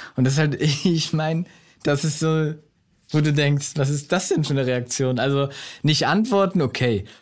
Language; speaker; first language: German; native; German